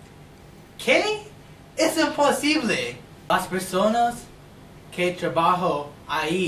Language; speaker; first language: Spanish; non-native, learner; English